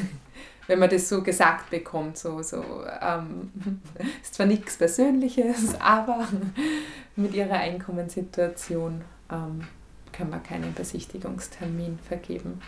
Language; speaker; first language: German; native; German